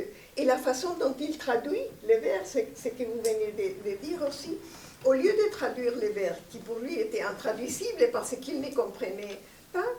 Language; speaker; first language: French; non-native, fluent; Spanish